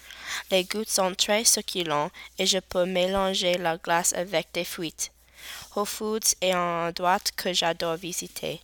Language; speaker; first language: French; non-native, learner; English